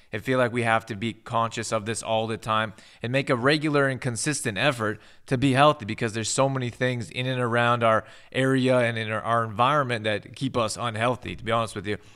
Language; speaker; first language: English; native; English